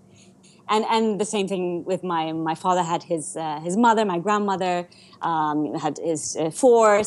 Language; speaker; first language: English; non-native, fluent; Persian